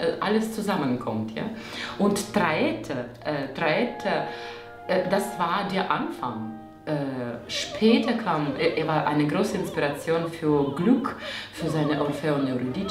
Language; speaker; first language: German; non-native, fluent; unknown